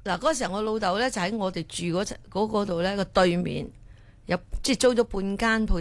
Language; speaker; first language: Cantonese; early bilingual, heritage; Cantonese